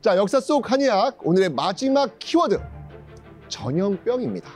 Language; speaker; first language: Korean; native; Korean